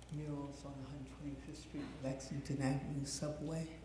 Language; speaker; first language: English; native; English